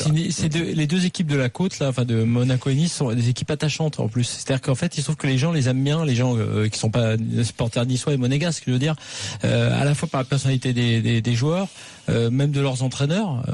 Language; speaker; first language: French; native; French